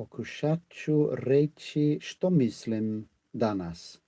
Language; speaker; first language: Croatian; non-native, learner; English